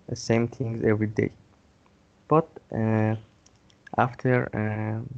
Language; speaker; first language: English; non-native, learner; Persian